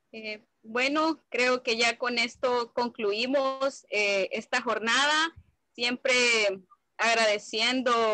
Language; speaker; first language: Spanish; native; Spanish